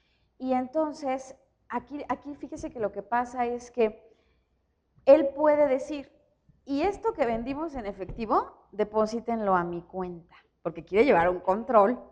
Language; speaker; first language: Spanish; native; Spanish